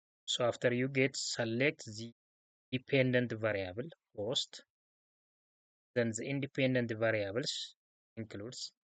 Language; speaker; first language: English; non-native, local second language; Oromo